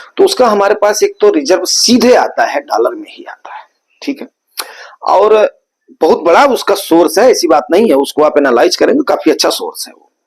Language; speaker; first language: Hindi; native; Hindi